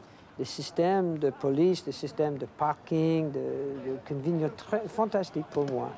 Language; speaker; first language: French; non-native, learner; English